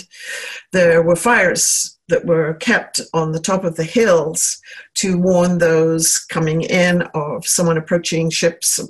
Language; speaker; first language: English; native; English